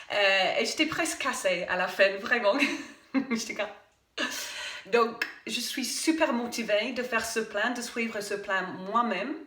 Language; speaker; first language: French; non-native, fluent; English